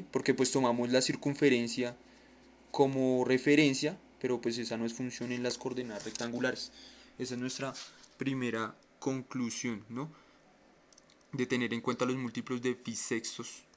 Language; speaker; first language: Spanish; native; Spanish